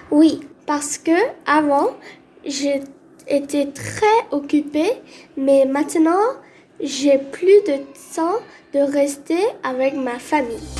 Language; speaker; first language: French; non-native, learner; Korean